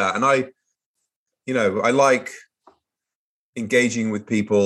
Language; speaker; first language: English; native; English